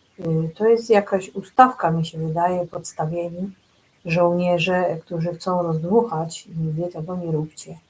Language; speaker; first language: Polish; native; Polish